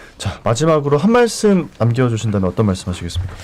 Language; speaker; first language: Korean; native; Korean